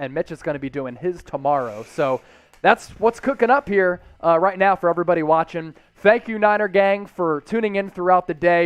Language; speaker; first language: English; native; English